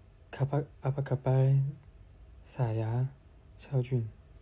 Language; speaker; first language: Korean; non-native, fluent; Chinese